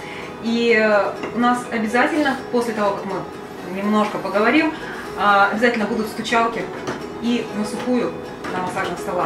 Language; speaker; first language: Russian; native; Russian